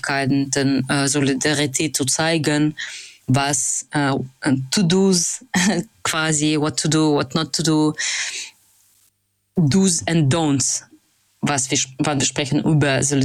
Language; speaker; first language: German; non-native, fluent; Russian